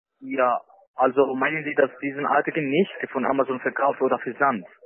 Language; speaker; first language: German; non-native, learner; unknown